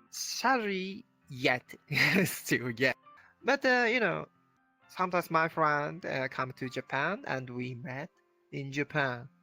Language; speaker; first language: English; non-native, learner; Japanese